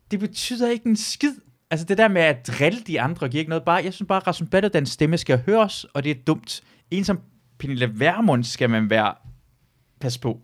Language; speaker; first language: Danish; early bilingual, other home language; Persian